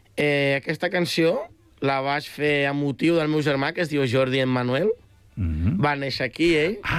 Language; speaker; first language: Catalan; early bilingual, other home language; Spanish